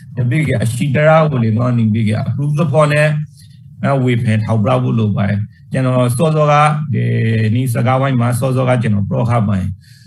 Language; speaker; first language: Burmese; native; Burmese